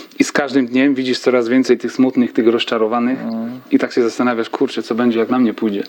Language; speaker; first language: Polish; native; Polish